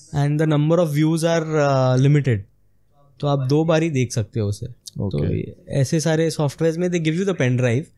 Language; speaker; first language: Hindi; non-native, local second language; Gujarati